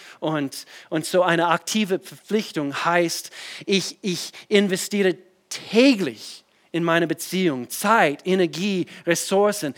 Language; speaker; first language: German; non-native, fluent; English